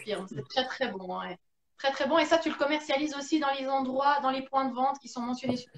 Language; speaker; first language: French; native; French